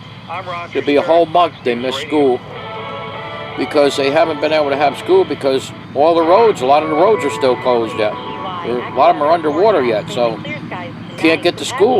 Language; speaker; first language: English; native; English